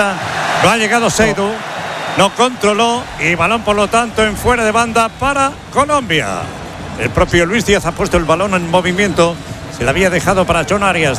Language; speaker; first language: Spanish; native; Spanish